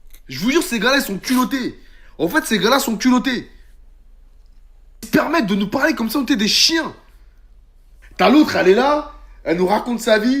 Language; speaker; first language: French; native; French